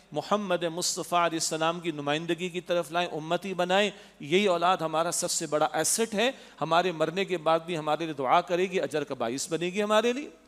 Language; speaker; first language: Urdu; native; Urdu